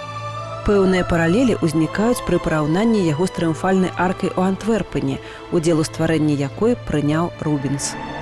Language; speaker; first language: Belarusian; native; Belarusian